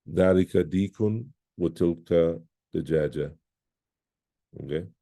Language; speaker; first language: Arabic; non-native, fluent; English